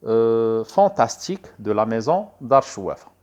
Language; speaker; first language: French; non-native, local second language; Arabic